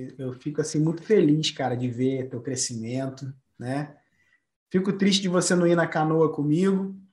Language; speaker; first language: Portuguese; native; Portuguese